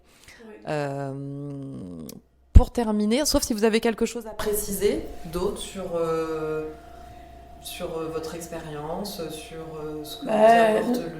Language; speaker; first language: French; native; French